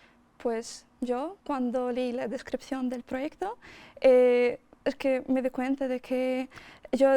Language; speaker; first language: Spanish; non-native, fluent; Russian